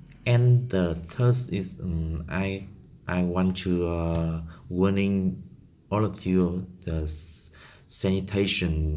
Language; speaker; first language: English; non-native, learner; Vietnamese